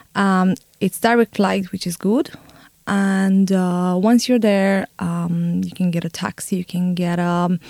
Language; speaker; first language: English; non-native, fluent; Romanian